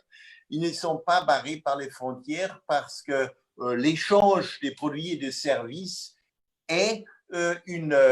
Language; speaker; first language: French; non-native, fluent; German